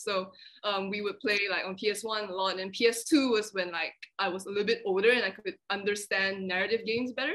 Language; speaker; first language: English; non-native, local second language; Chinese